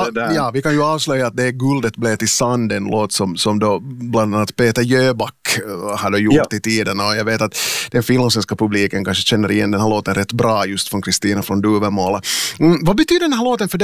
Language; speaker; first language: Swedish; native; Swedish